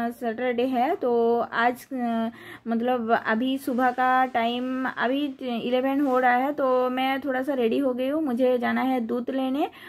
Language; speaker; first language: Hindi; non-native, local second language; Bangla